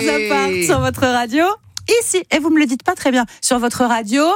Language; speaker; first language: French; native; French